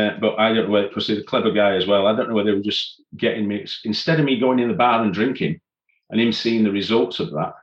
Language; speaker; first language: English; native; English